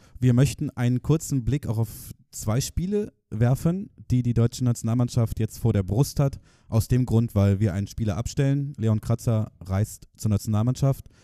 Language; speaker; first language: German; native; German